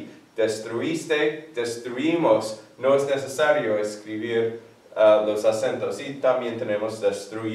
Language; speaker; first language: Spanish; non-native, fluent; English